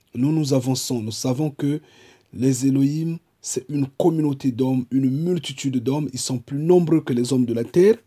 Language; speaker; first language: French; non-native, local second language; Kongo